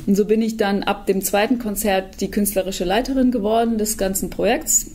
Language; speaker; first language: German; native; German